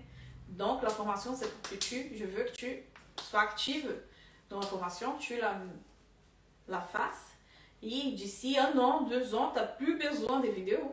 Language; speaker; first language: French; non-native, fluent; Portuguese